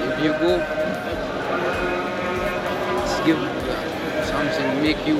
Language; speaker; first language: English; non-native, learner; Arabic